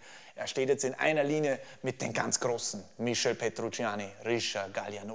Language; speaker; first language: German; native; German